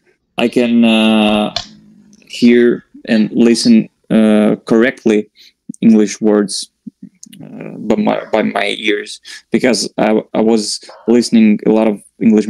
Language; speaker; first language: English; non-native, fluent; Russian